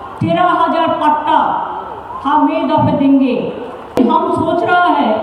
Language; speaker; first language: Hindi; non-native, local second language; Bangla